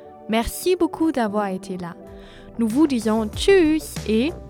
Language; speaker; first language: French; non-native, fluent; German